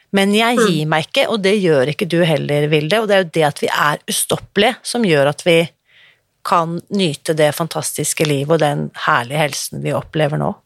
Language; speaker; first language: Norwegian; native; Norwegian